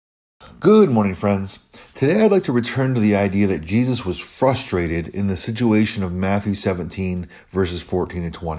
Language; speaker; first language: English; native; English